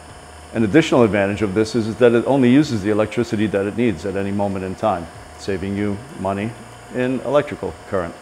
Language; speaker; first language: English; native; English